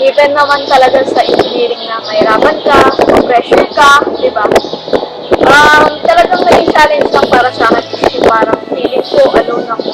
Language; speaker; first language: Filipino; native; Filipino